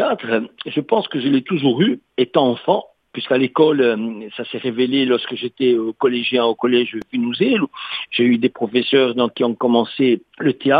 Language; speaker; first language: French; native; French